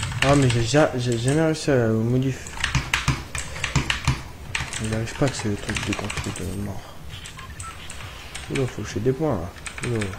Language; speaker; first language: French; native; French